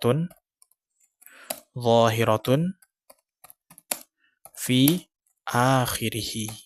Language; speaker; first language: Arabic; non-native, fluent; Indonesian